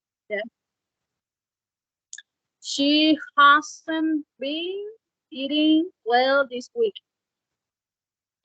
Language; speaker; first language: English; non-native, learner; Spanish